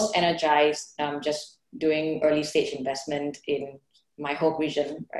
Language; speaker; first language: English; non-native, fluent; Thai